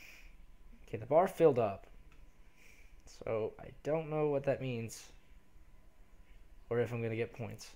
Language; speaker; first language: English; native; English